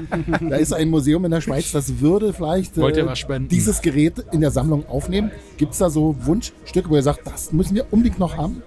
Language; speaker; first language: German; native; German